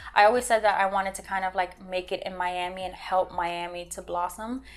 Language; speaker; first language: English; native; English